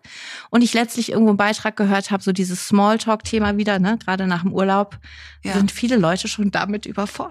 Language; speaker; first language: German; native; German